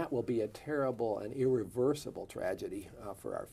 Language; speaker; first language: English; native; English